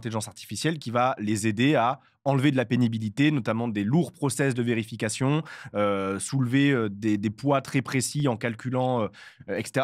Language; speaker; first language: French; native; French